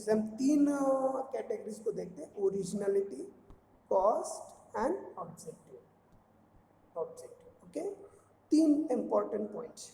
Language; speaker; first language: Hindi; native; Hindi